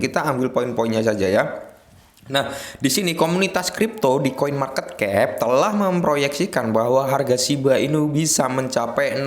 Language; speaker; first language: Indonesian; native; Indonesian